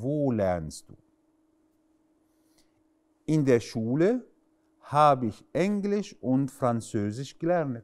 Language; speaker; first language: German; non-native, fluent; Arabic